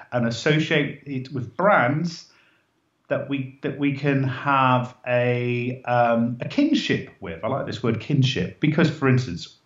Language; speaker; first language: English; native; English